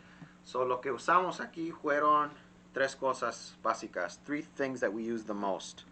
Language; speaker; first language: Spanish; early bilingual, heritage; Spanish